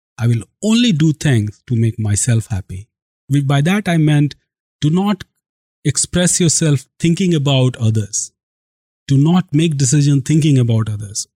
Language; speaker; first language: English; non-native, local second language; Hindi